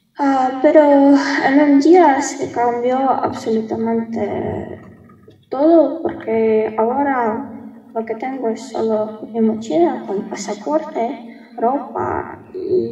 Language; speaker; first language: Spanish; non-native, fluent; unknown